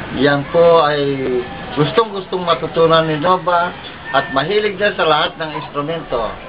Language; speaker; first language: Filipino; non-native, local second language; Iloko